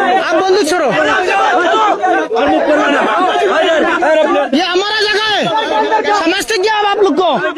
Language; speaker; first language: Hindi; non-native, learner; Bangla